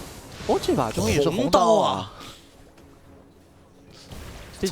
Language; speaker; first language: Chinese; native; Chinese